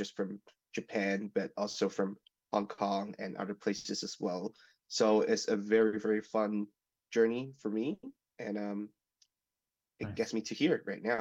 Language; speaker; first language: English; non-native, local second language; Cantonese